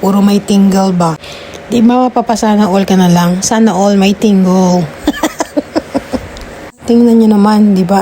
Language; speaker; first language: Filipino; native; Filipino